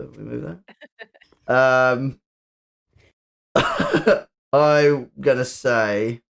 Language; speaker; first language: English; native; English